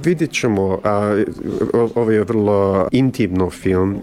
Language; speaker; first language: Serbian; early bilingual, heritage; Serbian